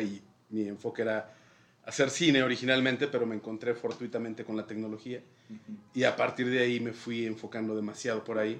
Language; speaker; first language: Spanish; native; Spanish